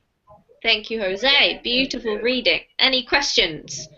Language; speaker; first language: English; native; English